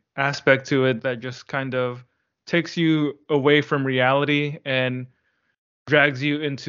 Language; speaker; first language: English; native; English